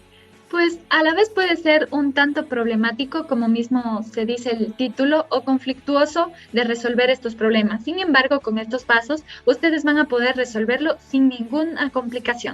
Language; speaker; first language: Spanish; native; Spanish